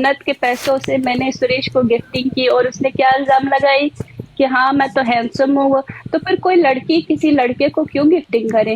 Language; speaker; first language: Hindi; native; Hindi